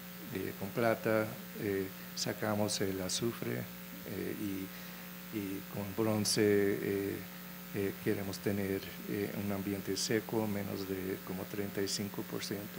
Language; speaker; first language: Spanish; non-native, fluent; English